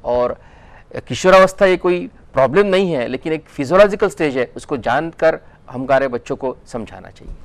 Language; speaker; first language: Hindi; non-native, local second language; Marathi